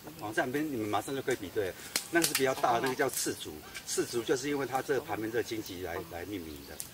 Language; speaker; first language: Chinese; native; Chinese